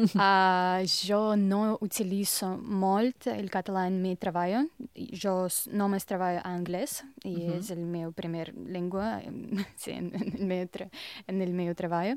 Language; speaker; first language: Catalan; non-native, learner; Russian